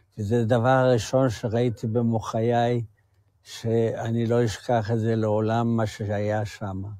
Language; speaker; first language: Hebrew; early bilingual, other home language; Yiddish